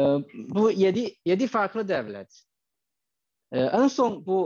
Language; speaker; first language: Turkish; non-native, fluent; Chinese